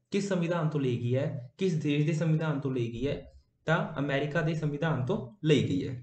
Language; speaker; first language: Hindi; non-native, local second language; Punjabi